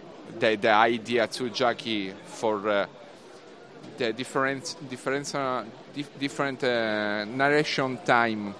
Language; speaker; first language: English; non-native, learner; Italian